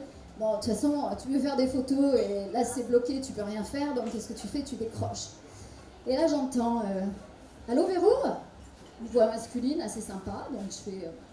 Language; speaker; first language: French; native; French